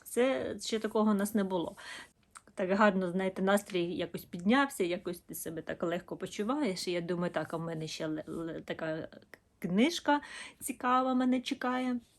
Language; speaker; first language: Ukrainian; non-native, local second language; Russian